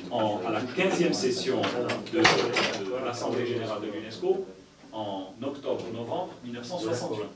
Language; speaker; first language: French; native; French